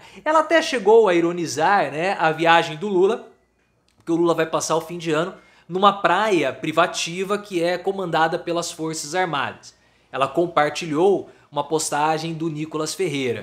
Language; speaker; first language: Portuguese; native; Portuguese